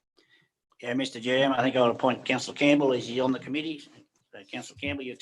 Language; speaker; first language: English; native; English